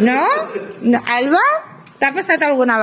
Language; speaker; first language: Spanish; native; Spanish